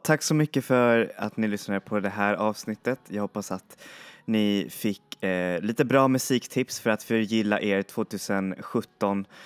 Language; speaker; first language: Swedish; non-native, fluent; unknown